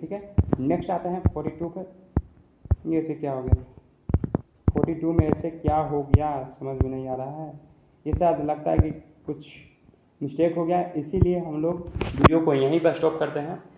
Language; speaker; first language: Hindi; native; Hindi